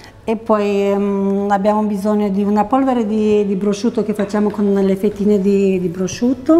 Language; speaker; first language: Italian; non-native, fluent; Romanian